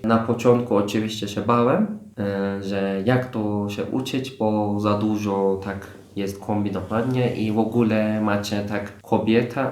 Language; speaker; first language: Polish; non-native, fluent; Turkish